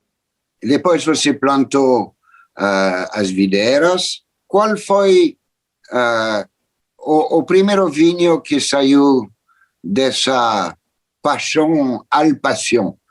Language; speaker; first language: Portuguese; non-native, fluent; French